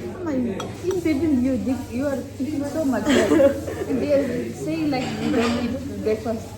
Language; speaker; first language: English; non-native, fluent; Tibetan